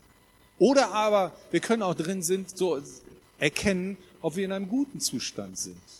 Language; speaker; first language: German; native; German